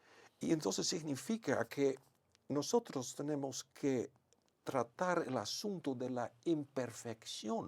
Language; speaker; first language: Spanish; non-native, fluent; Dutch